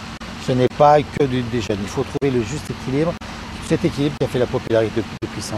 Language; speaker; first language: French; native; French